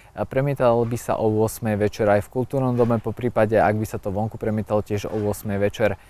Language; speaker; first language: Slovak; native; Slovak